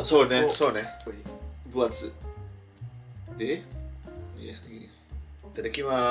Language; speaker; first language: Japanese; non-native, fluent; Indonesian